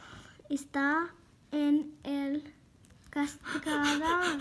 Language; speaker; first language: Spanish; non-native, learner; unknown